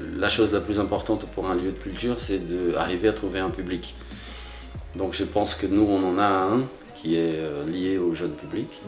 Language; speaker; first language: French; non-native, fluent; Portuguese